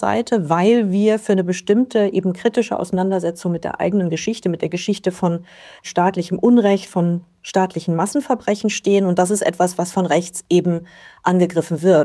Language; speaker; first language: German; native; German